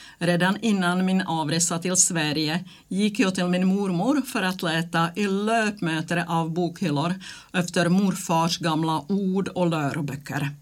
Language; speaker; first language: Swedish; non-native, fluent; Czech